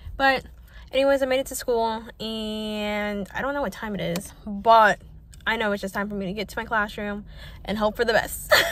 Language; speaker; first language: English; native; English